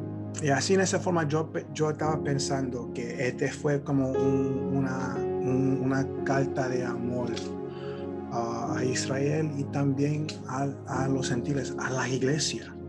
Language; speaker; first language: Spanish; early bilingual, heritage; Spanish